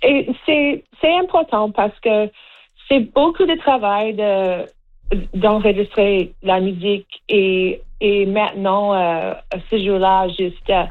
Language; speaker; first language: French; non-native, learner; English